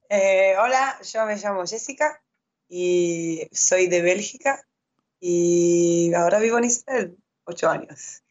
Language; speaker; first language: Spanish; non-native, fluent; French